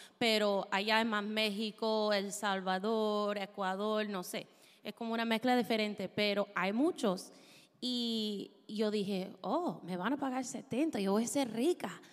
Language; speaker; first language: Spanish; non-native, fluent; English